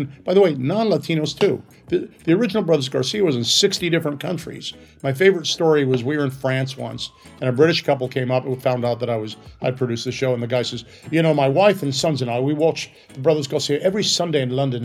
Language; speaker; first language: English; native; English